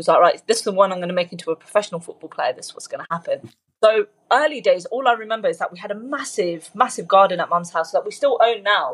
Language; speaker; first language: English; early bilingual, other home language; Punjabi